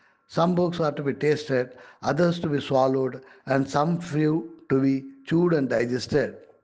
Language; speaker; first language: English; non-native, local second language; Tamil